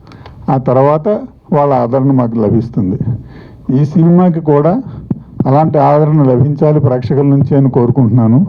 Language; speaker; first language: Telugu; native; Telugu